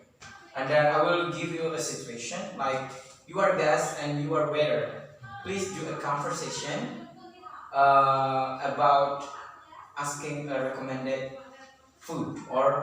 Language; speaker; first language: English; non-native, learner; Indonesian